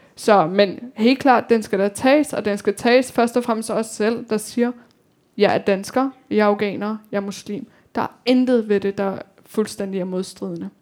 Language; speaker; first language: Danish; early bilingual, other home language; Persian